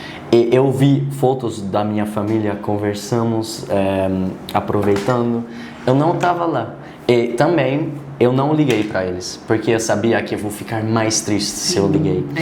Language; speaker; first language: Portuguese; non-native, learner; Dutch